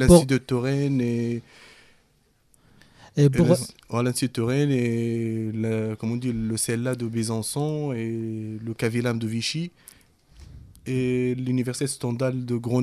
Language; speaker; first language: French; non-native, fluent; Arabic